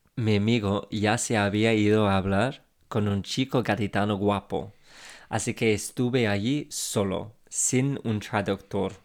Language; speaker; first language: Spanish; non-native, fluent; English